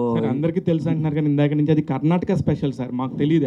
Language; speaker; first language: Telugu; native; Telugu